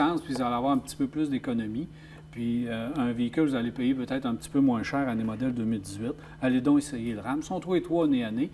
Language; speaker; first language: French; native; French